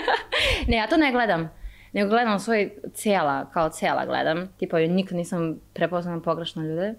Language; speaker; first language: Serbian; non-native, learner; Chinese